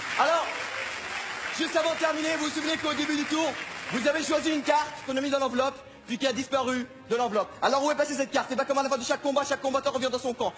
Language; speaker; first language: French; non-native, fluent; Arabic